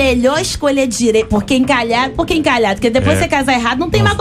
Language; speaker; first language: Portuguese; native; Portuguese